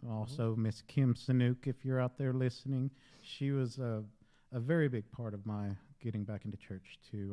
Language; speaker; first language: English; native; English